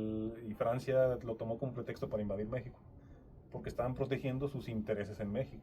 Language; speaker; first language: Spanish; native; Spanish